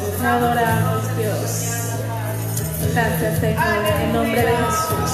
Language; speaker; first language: Spanish; native; Spanish